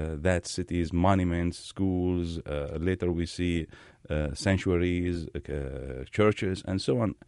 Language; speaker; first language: English; non-native, fluent; Arabic